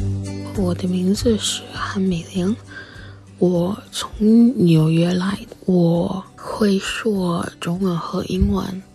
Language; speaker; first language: Chinese; non-native, learner; English